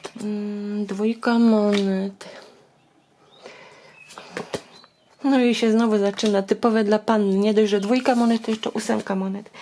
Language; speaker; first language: Polish; native; Polish